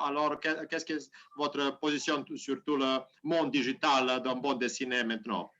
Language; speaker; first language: French; non-native, learner; Serbian